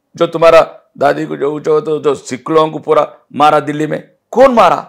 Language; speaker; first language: Hindi; non-native, local second language; Telugu